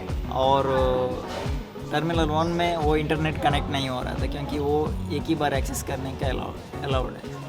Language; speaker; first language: Hindi; non-native, local second language; Tulu